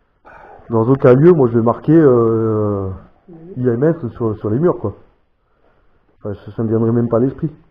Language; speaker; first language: French; native; French